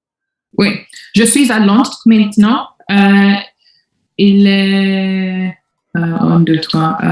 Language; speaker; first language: French; non-native, learner; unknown